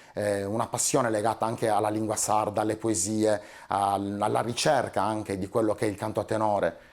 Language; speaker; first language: Italian; native; Italian